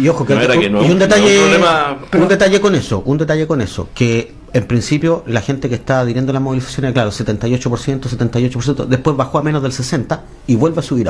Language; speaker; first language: Spanish; native; Spanish